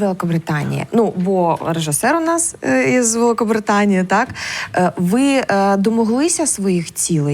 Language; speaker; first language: Ukrainian; native; Ukrainian